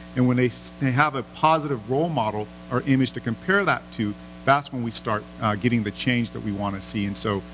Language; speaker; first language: English; native; English